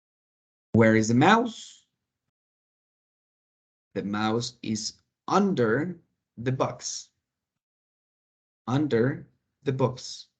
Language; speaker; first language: English; non-native, fluent; Spanish